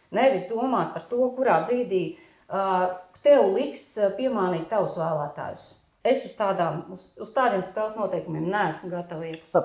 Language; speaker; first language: Latvian; non-native, local second language; Russian